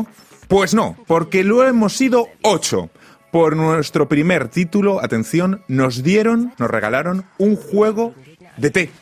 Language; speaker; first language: Spanish; native; Spanish